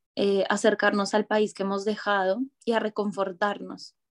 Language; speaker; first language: Spanish; native; Spanish